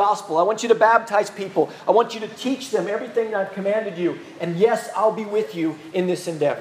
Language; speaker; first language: English; native; English